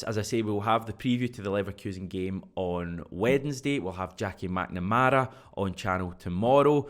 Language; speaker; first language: English; native; English